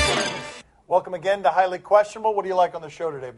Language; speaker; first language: English; native; English